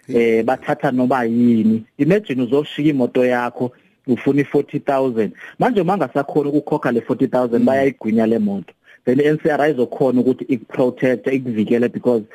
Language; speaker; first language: Zulu; non-native, local second language; Xhosa